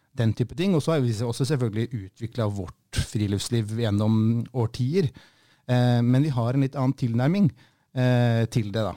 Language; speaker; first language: Norwegian; native; Norwegian